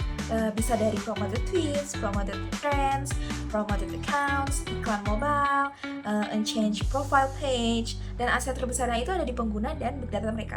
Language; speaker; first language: Indonesian; native; Indonesian